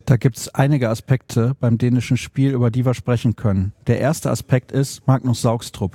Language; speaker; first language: German; native; German